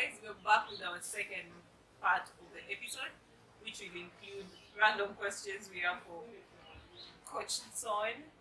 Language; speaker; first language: English; non-native, local second language; Swahili